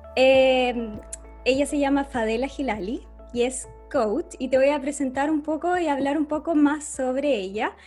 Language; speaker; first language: Spanish; native; Spanish